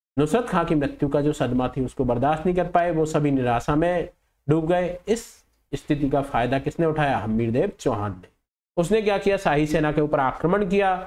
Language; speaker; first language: Hindi; native; Hindi